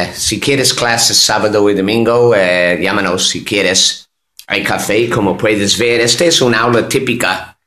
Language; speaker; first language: Spanish; non-native, fluent; English